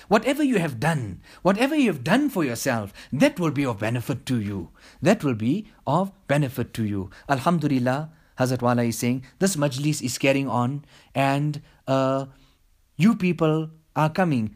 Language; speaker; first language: English; native; English